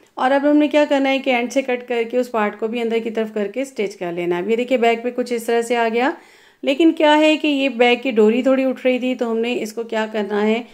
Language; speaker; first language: Urdu; non-native, local second language; Punjabi